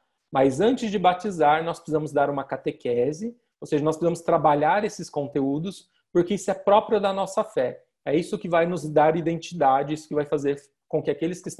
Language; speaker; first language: Portuguese; native; Portuguese